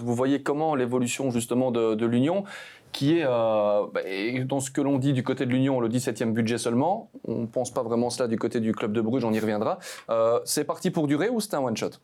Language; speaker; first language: French; native; French